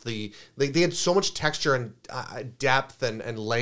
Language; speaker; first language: English; native; English